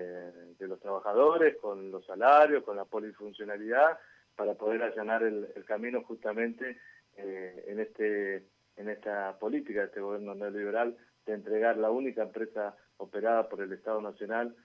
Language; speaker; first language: Spanish; native; Spanish